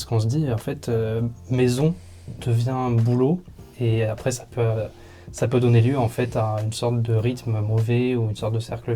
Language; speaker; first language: French; native; French